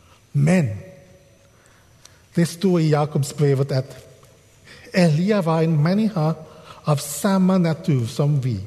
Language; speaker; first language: Swedish; non-native, fluent; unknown